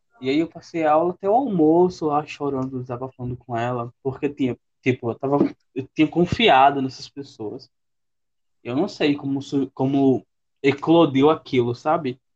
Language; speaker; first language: Portuguese; native; Portuguese